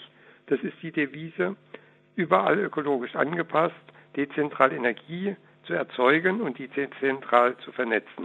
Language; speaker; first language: German; native; German